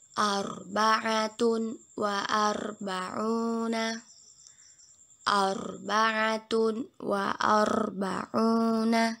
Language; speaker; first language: Arabic; non-native, fluent; Indonesian